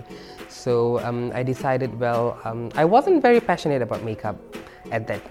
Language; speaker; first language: English; non-native, local second language; Tamil